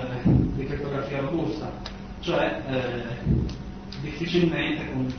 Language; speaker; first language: Italian; native; Italian